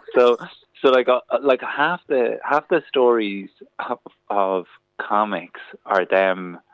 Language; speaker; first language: English; native; English